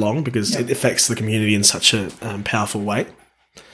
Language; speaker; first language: English; native; English